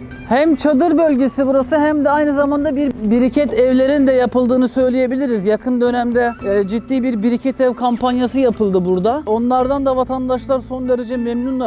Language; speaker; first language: Turkish; native; Turkish